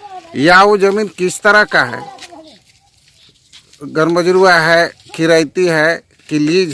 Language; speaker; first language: Hindi; native; Hindi